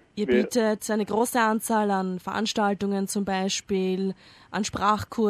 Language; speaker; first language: German; native; German